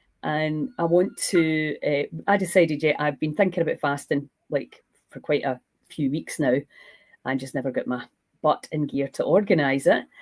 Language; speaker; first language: English; native; English